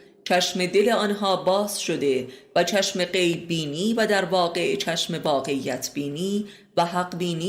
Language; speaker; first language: Persian; native; Persian